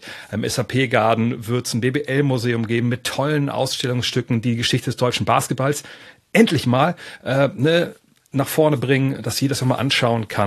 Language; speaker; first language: German; native; German